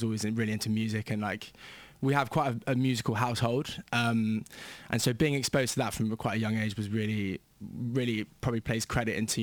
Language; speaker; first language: English; native; English